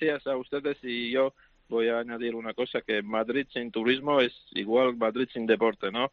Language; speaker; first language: Spanish; non-native, fluent; Georgian